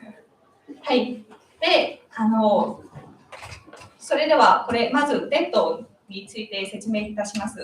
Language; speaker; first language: Japanese; non-native, learner; Vietnamese